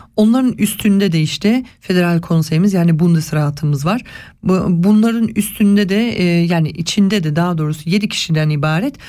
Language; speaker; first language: Turkish; early bilingual, heritage; Turkish